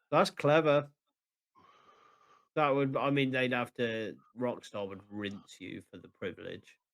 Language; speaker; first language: English; native; English